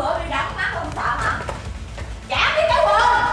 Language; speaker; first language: Vietnamese; native; Vietnamese